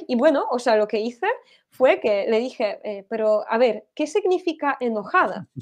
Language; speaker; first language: Spanish; non-native, fluent; Polish